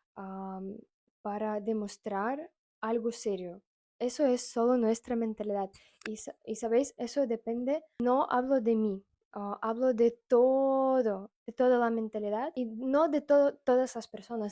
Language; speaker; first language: Spanish; non-native, fluent; Russian